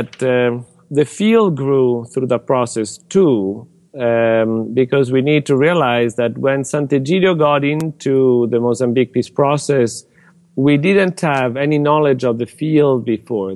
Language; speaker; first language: English; non-native, fluent; Italian